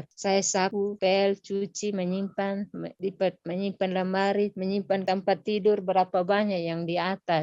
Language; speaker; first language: Indonesian; non-native, local second language; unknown